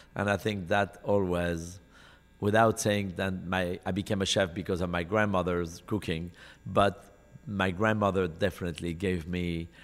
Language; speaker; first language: English; non-native, fluent; French